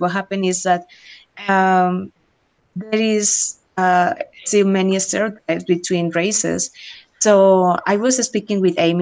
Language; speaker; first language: English; non-native, fluent; Spanish